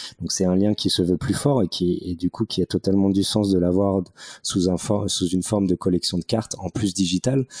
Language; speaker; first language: French; native; French